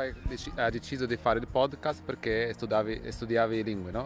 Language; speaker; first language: Italian; non-native, fluent; Portuguese